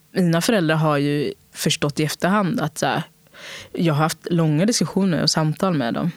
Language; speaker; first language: Swedish; early bilingual, other home language; Portuguese